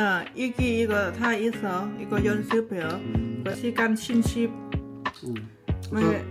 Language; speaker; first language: Korean; non-native, learner; Lao